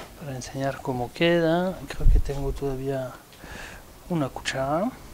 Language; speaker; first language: Spanish; non-native, fluent; French